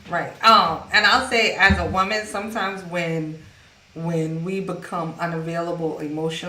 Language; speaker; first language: English; native; English